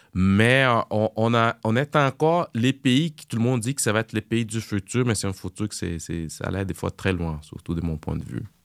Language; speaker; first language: French; non-native, fluent; Portuguese